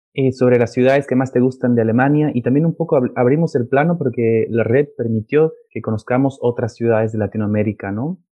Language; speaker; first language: Spanish; native; Spanish